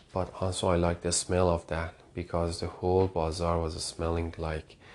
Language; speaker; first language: English; non-native, fluent; Persian